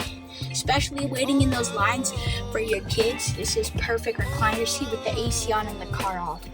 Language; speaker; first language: English; native; English